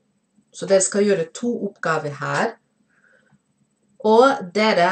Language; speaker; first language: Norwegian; non-native, fluent; Portuguese